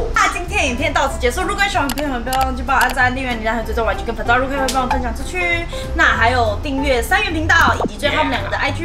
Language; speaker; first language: Chinese; native; Chinese